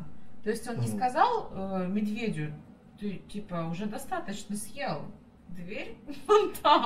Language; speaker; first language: Russian; native; Russian